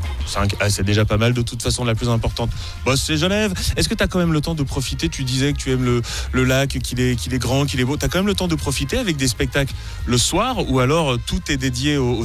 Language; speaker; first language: French; native; French